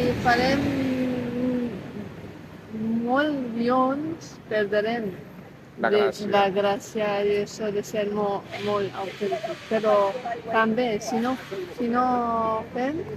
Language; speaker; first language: Catalan; non-native, local second language; Spanish